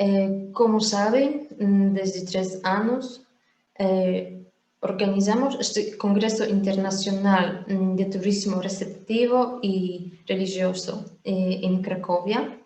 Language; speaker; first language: Portuguese; non-native, fluent; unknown